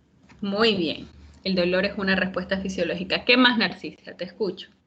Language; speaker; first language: Spanish; native; Spanish